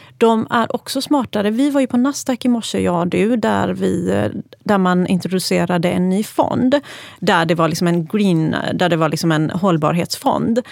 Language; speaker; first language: Swedish; early bilingual, other home language; Persian